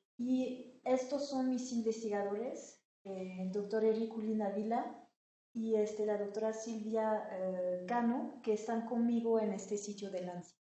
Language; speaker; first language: Spanish; non-native, fluent; French